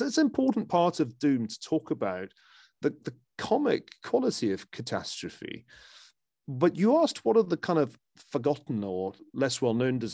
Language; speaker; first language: English; native; English